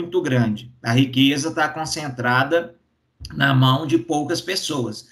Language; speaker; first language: Portuguese; native; Portuguese